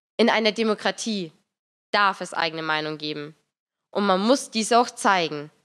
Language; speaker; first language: German; native; German